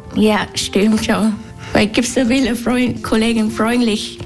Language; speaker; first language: German; non-native, learner; Vietnamese